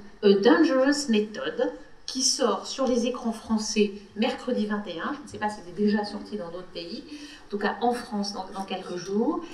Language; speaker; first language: French; native; French